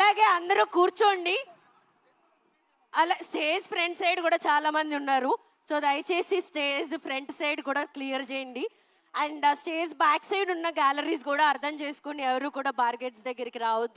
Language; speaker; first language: Telugu; native; Telugu